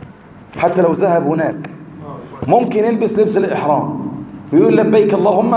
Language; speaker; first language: Arabic; native; Arabic